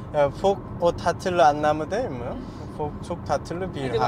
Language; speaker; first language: Turkish; non-native, learner; Korean